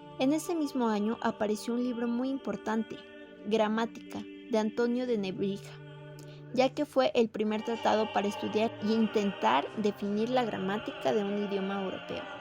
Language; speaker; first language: Spanish; native; Spanish